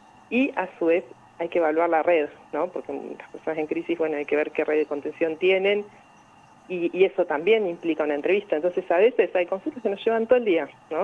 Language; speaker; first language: Spanish; native; Spanish